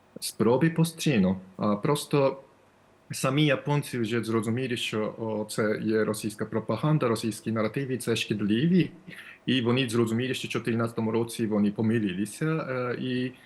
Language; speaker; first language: Ukrainian; non-native, fluent; Japanese